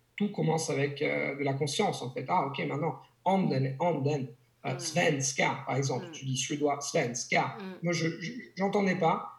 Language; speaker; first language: French; non-native, fluent; Italian